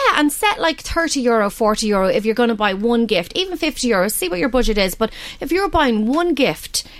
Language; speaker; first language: English; native; English